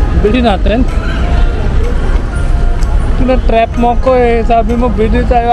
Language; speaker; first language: Filipino; non-native, learner; Hindi